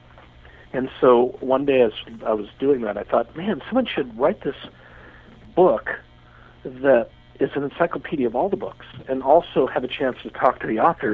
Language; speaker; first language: English; native; English